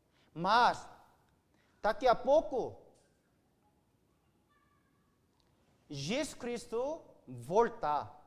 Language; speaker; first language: Portuguese; non-native, learner; Korean